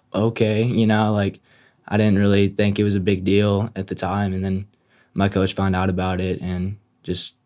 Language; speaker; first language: English; native; English